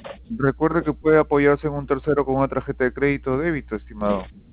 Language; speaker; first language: Spanish; native; Spanish